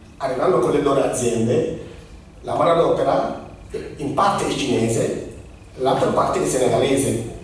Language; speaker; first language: Italian; non-native, fluent; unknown